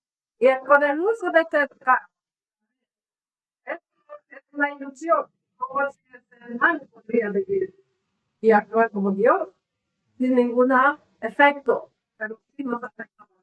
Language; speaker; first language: Spanish; non-native, learner; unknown